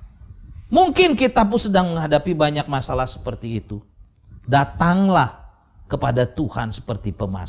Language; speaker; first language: Indonesian; native; Indonesian